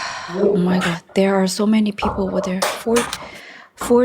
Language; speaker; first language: English; non-native, learner; Thai